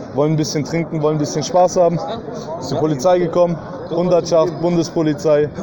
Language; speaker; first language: German; native; German